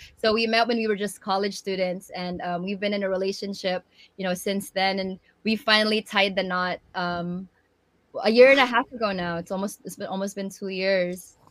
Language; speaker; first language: English; early bilingual, other home language; Waray